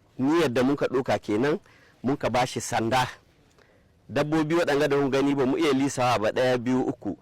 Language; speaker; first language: Hausa; non-native, local second language; Fula